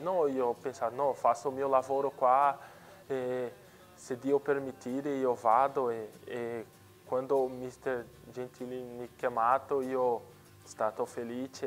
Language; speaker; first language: Italian; non-native, learner; Portuguese